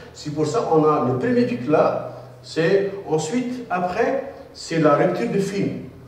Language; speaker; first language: French; non-native, local second language; Arabic